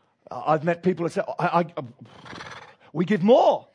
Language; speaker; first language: English; native; English